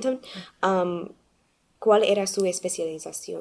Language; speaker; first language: Spanish; non-native, learner; English